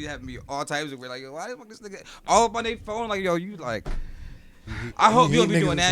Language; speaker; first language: English; native; English